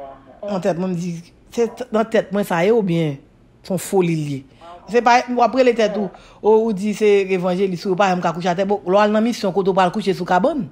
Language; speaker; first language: French; non-native, local second language; Haitian Creole